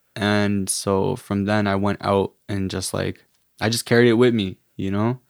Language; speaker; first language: English; native; English